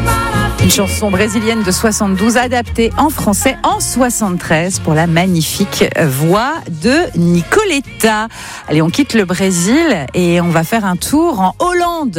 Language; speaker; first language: French; native; French